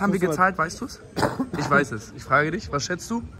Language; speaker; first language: German; native; German